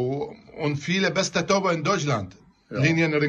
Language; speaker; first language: German; non-native, learner; Arabic